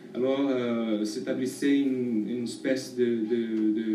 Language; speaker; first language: French; non-native, fluent; Portuguese